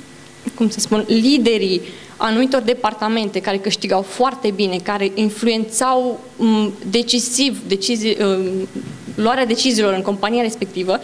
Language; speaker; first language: Romanian; native; Romanian